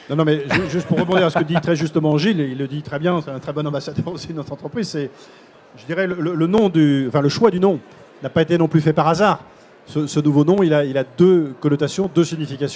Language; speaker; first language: French; native; French